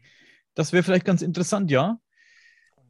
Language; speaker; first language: German; native; German